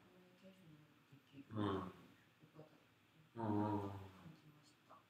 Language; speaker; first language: Japanese; non-native, fluent; Korean